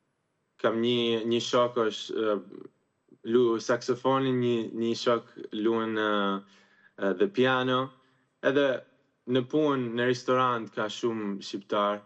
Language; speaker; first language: Albanian; early bilingual, heritage; Albanian